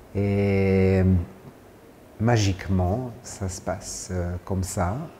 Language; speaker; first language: French; non-native, fluent; Hebrew